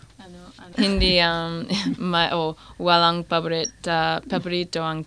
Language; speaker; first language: Filipino; non-native, learner; English